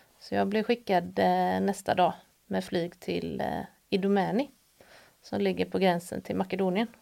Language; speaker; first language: Swedish; native; Swedish